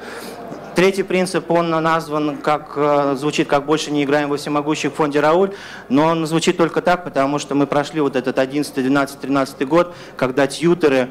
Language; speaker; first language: Russian; native; Russian